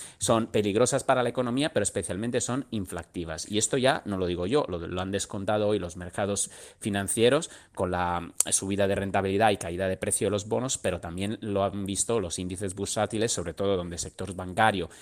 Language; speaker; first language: Spanish; non-native, fluent; Italian